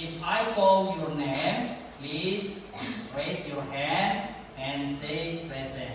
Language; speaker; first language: English; non-native, learner; Indonesian